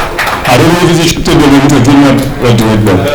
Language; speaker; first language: English; native; English